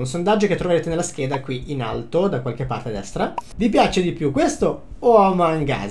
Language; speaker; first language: Italian; native; Italian